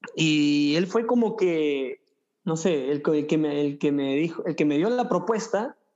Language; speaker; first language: Spanish; native; Spanish